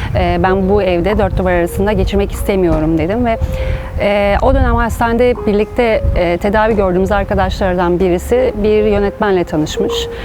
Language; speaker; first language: Turkish; native; Turkish